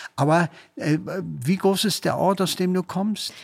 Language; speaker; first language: German; native; German